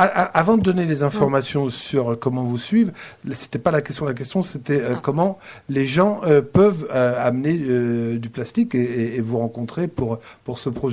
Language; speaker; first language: French; native; French